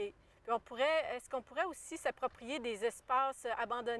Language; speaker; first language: French; native; French